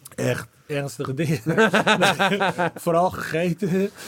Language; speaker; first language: Dutch; native; Dutch